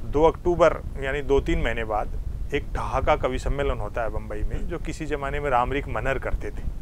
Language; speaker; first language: Hindi; native; Hindi